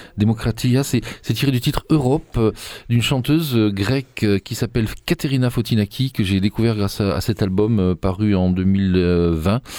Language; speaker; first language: French; native; French